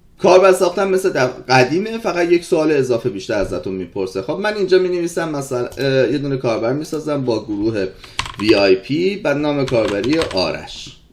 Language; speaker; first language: Persian; early bilingual, heritage; Persian